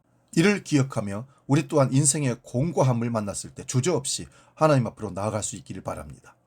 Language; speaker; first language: Korean; native; Korean